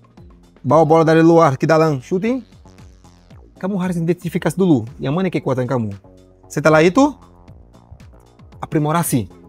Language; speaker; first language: Indonesian; non-native, learner; Portuguese